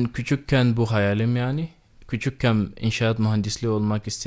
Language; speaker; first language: Turkish; non-native, learner; Arabic